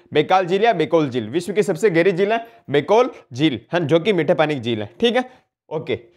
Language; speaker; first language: Hindi; native; Hindi